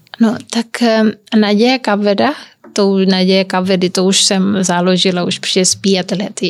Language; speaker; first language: Czech; non-native, learner; Kabuverdianu